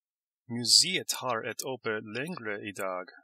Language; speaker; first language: Swedish; non-native, learner; English